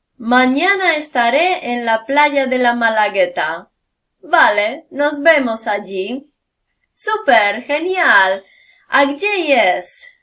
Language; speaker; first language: Polish; non-native, fluent; Spanish